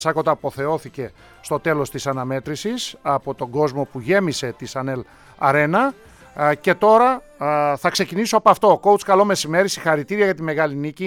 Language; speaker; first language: Greek; native; Greek